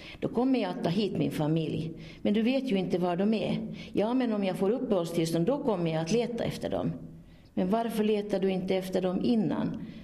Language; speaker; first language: Swedish; native; Swedish